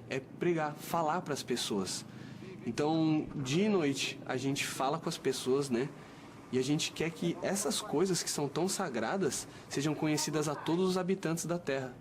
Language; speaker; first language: Portuguese; native; Portuguese